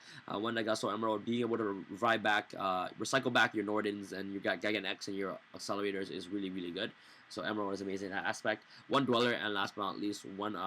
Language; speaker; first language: English; native; English